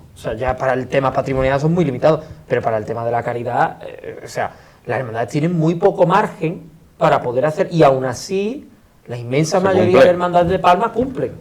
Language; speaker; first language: Spanish; native; Spanish